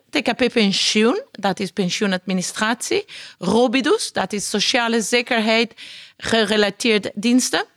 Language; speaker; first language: Dutch; non-native, fluent; Italian